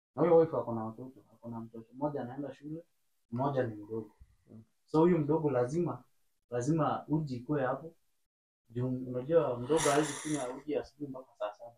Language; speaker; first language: Swahili; native; Swahili